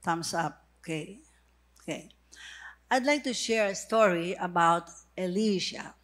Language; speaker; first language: English; non-native, local second language; Filipino